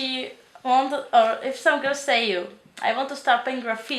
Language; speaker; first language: English; non-native, learner; Czech